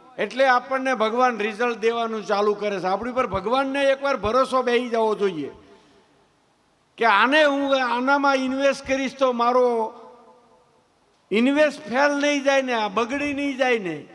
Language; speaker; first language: Gujarati; native; Gujarati